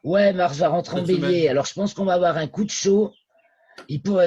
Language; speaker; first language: French; native; French